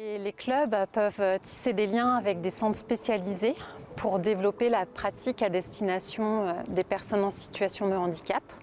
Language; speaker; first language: French; native; French